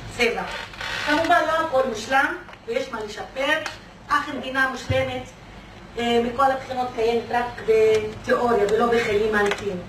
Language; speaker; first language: Hebrew; non-native, local second language; Arabic